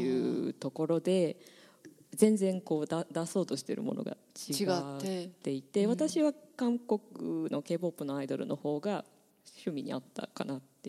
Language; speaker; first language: Japanese; native; Japanese